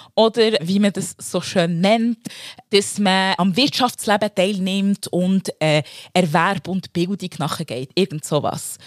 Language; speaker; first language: German; early bilingual, other home language; Lingala